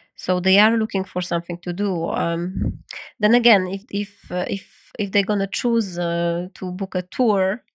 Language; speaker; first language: English; non-native, fluent; Polish